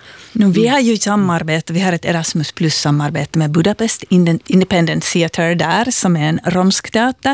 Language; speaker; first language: Swedish; native; Swedish